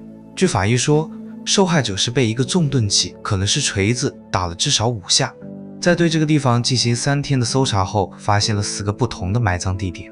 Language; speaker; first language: Chinese; native; Chinese